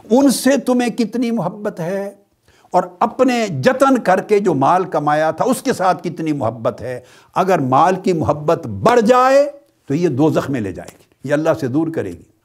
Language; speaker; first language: Urdu; non-native, local second language; Punjabi